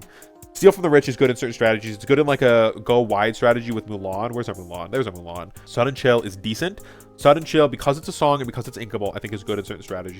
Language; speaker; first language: English; native; English